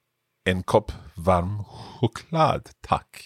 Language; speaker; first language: Swedish; non-native, learner; English